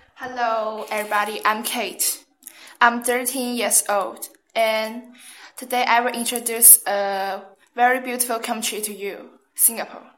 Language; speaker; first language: English; non-native, fluent; Chinese